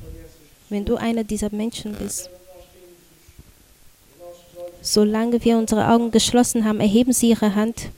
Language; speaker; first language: German; non-native, fluent; Portuguese